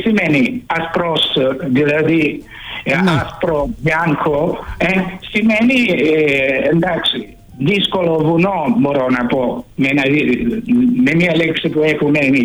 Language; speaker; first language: Greek; non-native, fluent; Italian